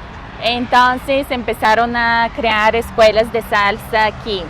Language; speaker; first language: Spanish; non-native, fluent; Bulgarian